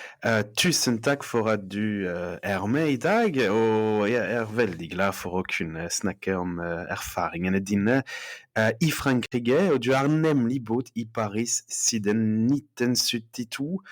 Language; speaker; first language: Norwegian; non-native, fluent; French